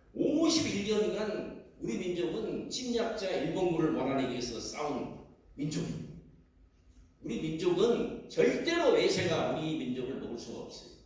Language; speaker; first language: Korean; native; Korean